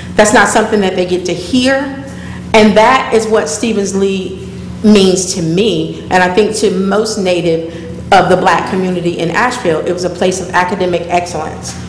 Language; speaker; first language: English; native; English